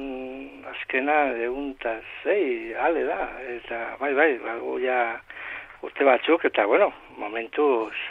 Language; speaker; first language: Basque; non-native, local second language; Spanish